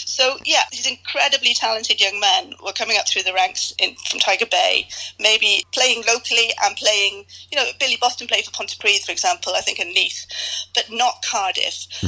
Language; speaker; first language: English; native; English